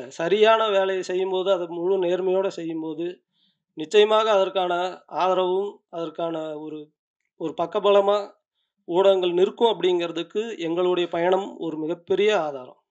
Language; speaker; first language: Tamil; native; Tamil